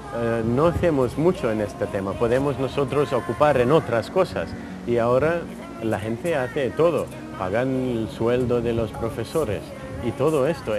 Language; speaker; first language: Spanish; non-native, fluent; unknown